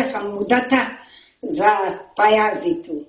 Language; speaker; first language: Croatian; non-native, local second language; Romany